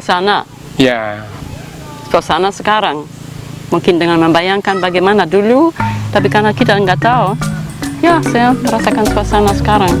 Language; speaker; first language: Indonesian; non-native, fluent; German